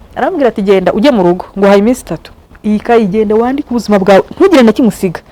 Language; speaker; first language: Kinyarwanda; early bilingual, heritage; Kinyarwanda